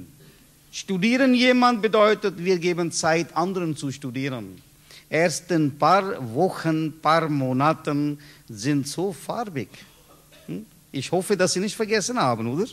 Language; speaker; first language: German; non-native, learner; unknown